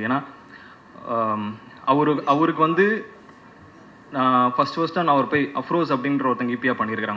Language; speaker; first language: Tamil; native; Tamil